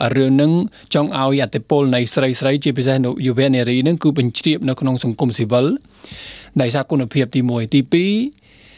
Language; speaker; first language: Khmer; non-native, fluent; Spanish